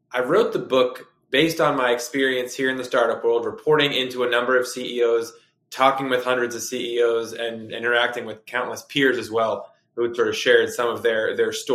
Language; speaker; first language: English; native; English